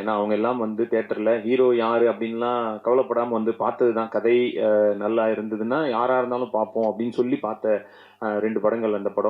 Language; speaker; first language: Tamil; native; Tamil